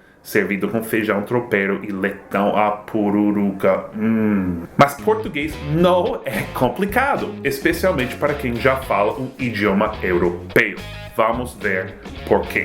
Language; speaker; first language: Portuguese; non-native, fluent; English